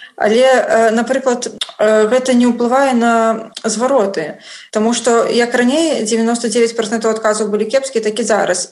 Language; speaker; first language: Belarusian; non-native, local second language; Russian